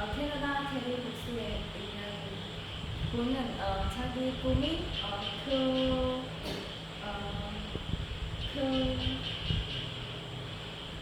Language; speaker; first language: Korean; non-native, fluent; Khmer